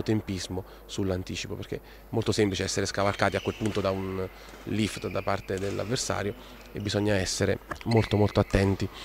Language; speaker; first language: Italian; native; Italian